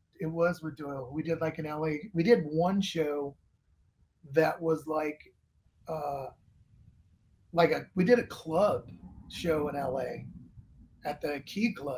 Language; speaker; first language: English; native; English